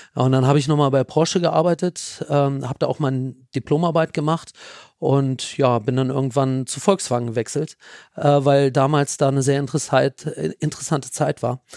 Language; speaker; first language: German; native; German